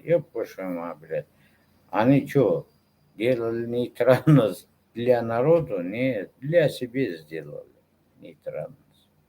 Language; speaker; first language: Russian; non-native, local second language; Turkmen